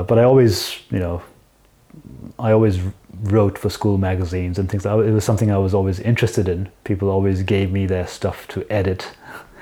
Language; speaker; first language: English; non-native, local second language; Nepali